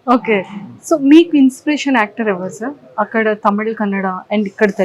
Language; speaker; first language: Telugu; native; Telugu